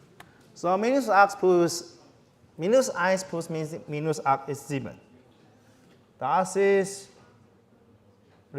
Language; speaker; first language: German; non-native, learner; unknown